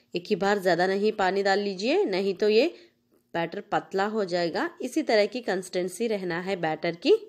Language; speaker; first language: Hindi; non-native, local second language; Telugu